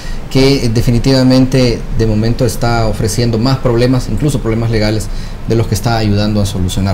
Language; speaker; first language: Spanish; native; Spanish